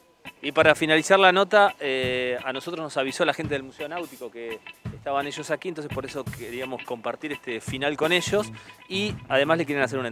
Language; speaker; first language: Spanish; native; Spanish